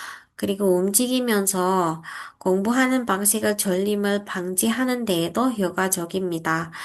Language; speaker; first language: Korean; non-native, fluent; Indonesian